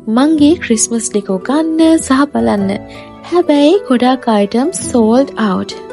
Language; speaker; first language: Sinhala; native; Sinhala